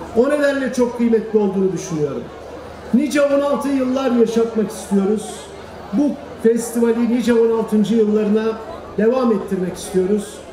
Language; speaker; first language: Turkish; native; Turkish